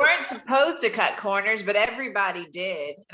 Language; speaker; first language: English; native; English